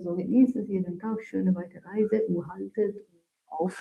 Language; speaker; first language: German; non-native, learner; Italian